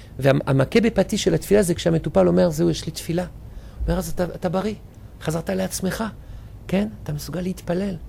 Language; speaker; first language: Hebrew; non-native, fluent; French